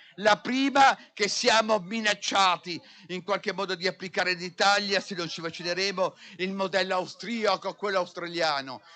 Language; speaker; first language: Italian; native; Italian